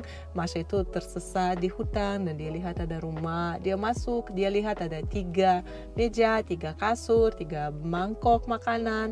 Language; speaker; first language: Indonesian; non-native, fluent; Russian